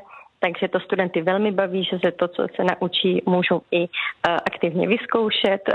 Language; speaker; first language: Czech; native; Czech